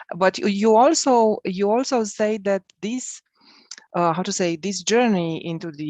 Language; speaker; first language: English; non-native, fluent; Romanian